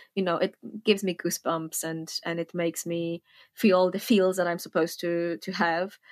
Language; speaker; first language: English; non-native, fluent; Polish